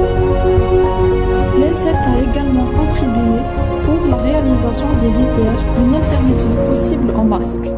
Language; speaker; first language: French; non-native, local second language; Arabic